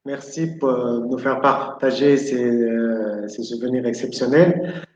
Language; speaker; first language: French; non-native, local second language; Arabic